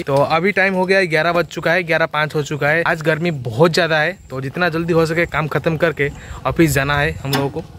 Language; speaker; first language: Hindi; non-native, local second language; Odia